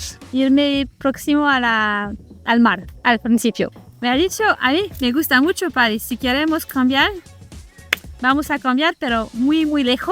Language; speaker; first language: Spanish; native; Spanish